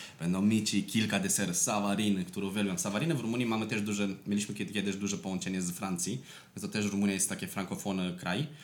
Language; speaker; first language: Polish; non-native, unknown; Romanian